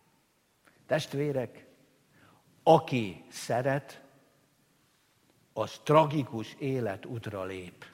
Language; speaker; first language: Hungarian; native; Hungarian